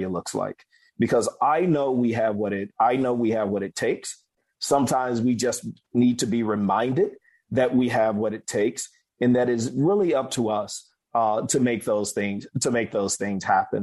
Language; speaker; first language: English; native; English